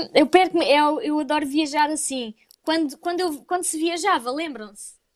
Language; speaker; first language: Portuguese; native; Portuguese